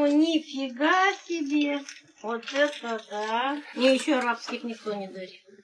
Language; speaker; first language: Russian; native; Russian